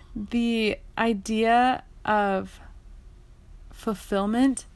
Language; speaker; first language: English; native; English